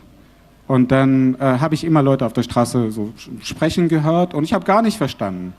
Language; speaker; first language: German; non-native, fluent; Arabic